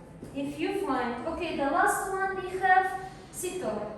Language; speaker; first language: English; non-native, fluent; Uzbek